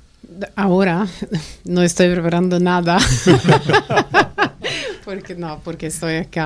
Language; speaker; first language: Spanish; non-native, fluent; Italian